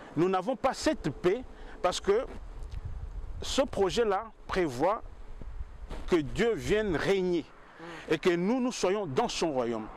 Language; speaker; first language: French; non-native, local second language; Lingala